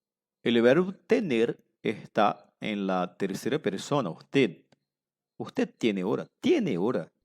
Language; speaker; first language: Spanish; non-native, fluent; Portuguese